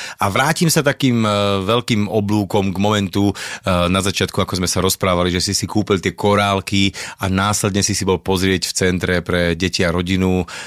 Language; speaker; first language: Slovak; native; Slovak